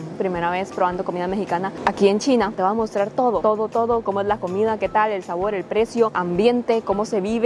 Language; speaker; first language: Spanish; native; Spanish